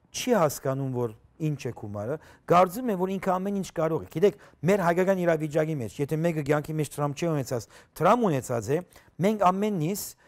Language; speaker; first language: Armenian; native; Armenian